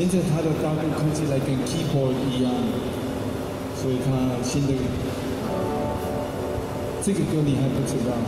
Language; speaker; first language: Chinese; non-native, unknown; German